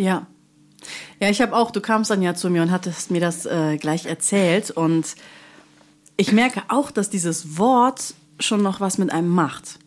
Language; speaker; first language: German; native; German